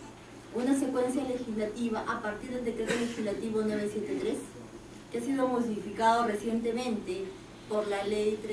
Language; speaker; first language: Spanish; native; Spanish